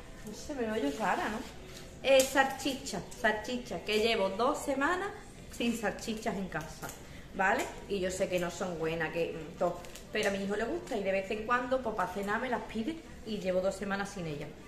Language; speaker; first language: Spanish; native; Spanish